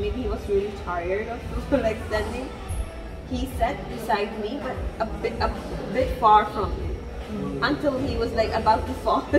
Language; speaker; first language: English; early bilingual, other home language; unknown